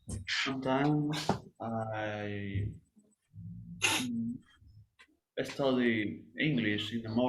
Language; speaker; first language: English; non-native, learner; Spanish